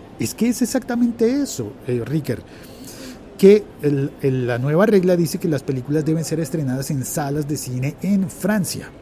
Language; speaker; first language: Spanish; native; Spanish